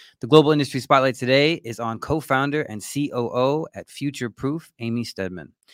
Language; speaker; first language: English; native; English